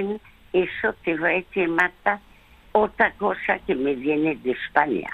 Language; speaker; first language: Spanish; early bilingual, other home language; French